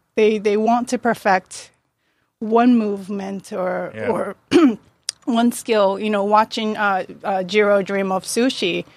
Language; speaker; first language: English; non-native, fluent; Japanese